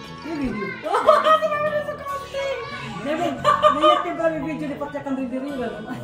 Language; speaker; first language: Swedish; non-native, learner; Filipino